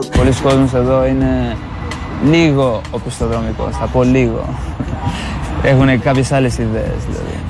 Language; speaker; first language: Greek; early bilingual, other home language; Albanian